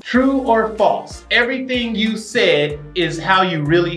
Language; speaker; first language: English; non-native, fluent; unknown